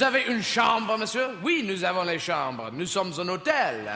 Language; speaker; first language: French; non-native, learner; English